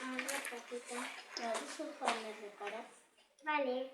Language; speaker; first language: Basque; non-native, local second language; Spanish